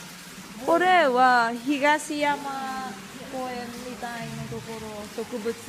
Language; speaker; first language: Japanese; non-native, learner; Vietnamese